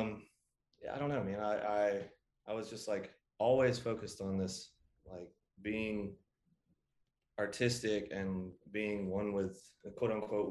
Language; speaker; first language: English; native; English